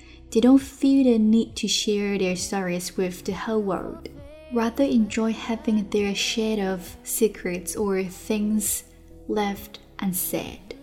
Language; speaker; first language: English; non-native, fluent; Chinese